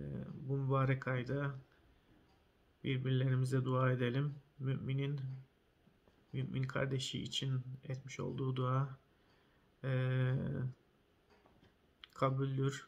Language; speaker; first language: Turkish; native; Turkish